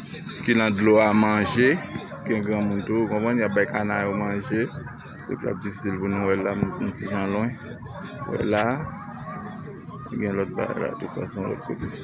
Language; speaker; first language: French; non-native, local second language; Haitian Creole